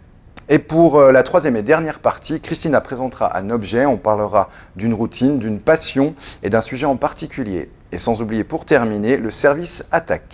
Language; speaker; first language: French; native; French